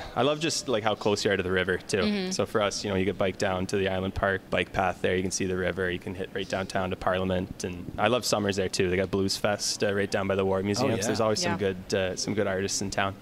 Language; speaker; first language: English; native; English